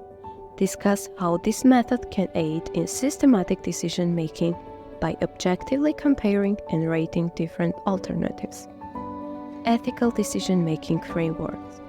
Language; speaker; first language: English; non-native, fluent; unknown